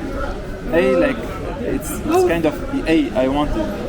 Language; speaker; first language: English; non-native, learner; Arabic